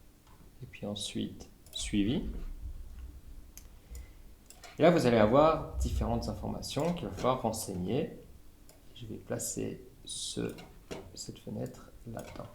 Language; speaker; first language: French; native; French